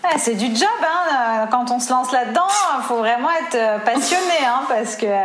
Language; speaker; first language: French; native; French